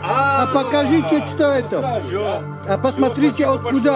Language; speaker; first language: Russian; non-native, learner; Polish